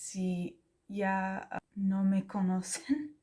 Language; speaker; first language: Spanish; non-native, learner; English